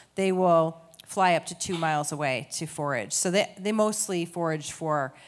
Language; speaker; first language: English; native; English